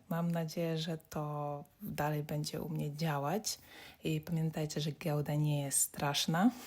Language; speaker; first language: Polish; non-native, fluent; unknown